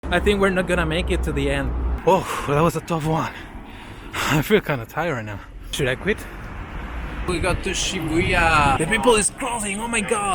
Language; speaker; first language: English; non-native, fluent; Spanish